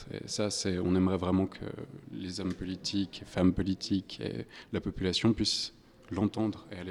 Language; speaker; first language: French; native; French